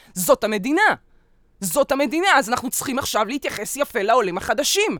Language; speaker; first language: Hebrew; early bilingual, other home language; Russian